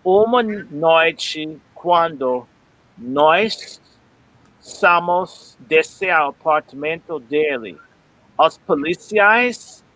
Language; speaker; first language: Portuguese; non-native, learner; English